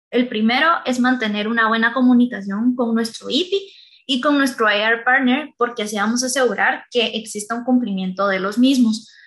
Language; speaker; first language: Spanish; native; Spanish